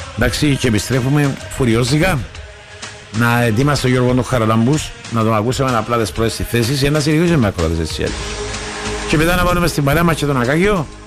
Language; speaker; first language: Greek; native; Greek